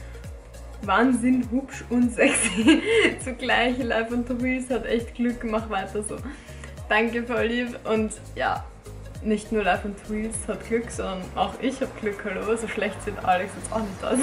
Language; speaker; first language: German; native; German